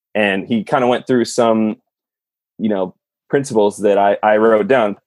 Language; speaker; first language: English; native; English